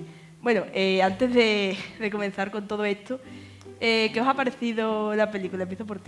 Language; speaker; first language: Spanish; native; Spanish